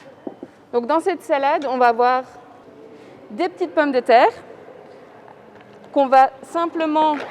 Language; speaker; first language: French; native; French